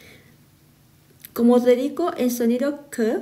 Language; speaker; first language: Spanish; non-native, fluent; Thai